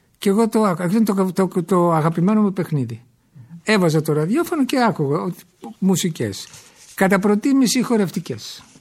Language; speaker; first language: Greek; early bilingual, heritage; Greek